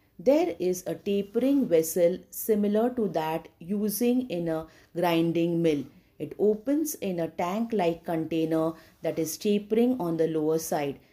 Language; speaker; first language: English; non-native, local second language; Marathi